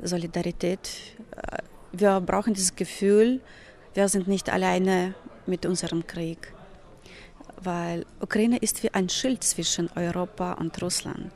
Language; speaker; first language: German; non-native, fluent; Ukrainian